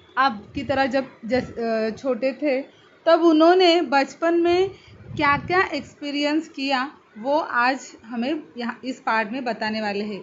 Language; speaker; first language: Hindi; non-native, local second language; Marathi